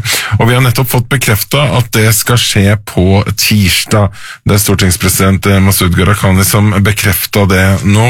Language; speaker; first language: Norwegian; native; Norwegian